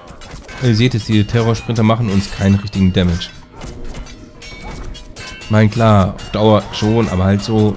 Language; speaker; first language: German; native; German